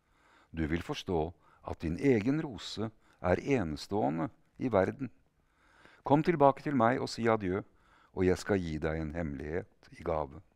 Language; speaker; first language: Norwegian; native; Norwegian